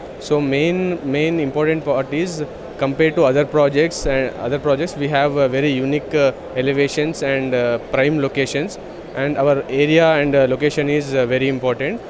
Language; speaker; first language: English; non-native, local second language; Telugu